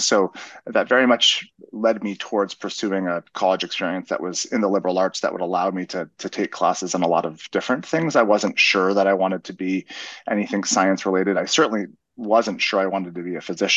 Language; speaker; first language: English; native; English